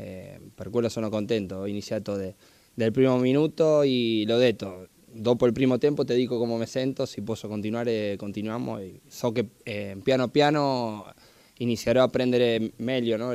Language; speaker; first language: Italian; non-native, fluent; Spanish